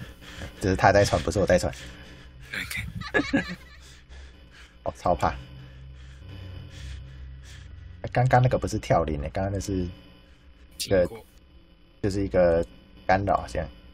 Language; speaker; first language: Chinese; native; Chinese